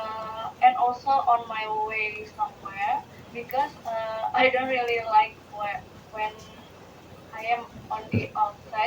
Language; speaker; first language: English; non-native, learner; Indonesian